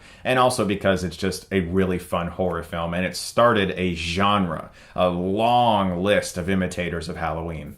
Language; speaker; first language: English; native; English